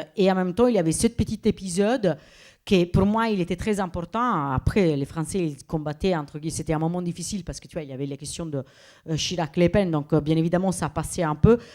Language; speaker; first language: French; non-native, fluent; Italian